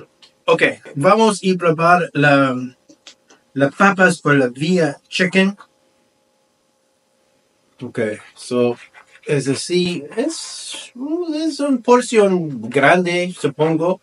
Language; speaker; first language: Spanish; non-native, learner; English